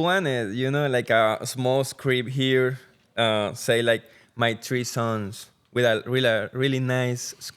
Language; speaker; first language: English; non-native, learner; Spanish